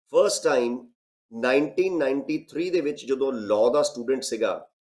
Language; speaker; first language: Punjabi; native; Punjabi